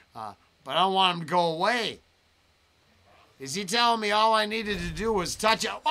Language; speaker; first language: English; native; English